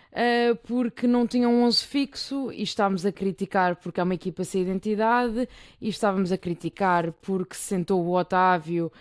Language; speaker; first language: Portuguese; native; Portuguese